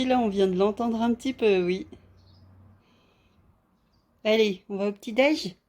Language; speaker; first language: French; native; French